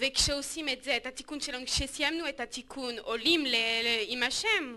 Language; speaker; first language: Hebrew; non-native, learner; French